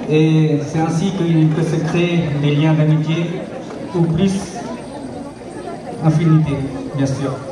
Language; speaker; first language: French; early bilingual, other home language; Hmong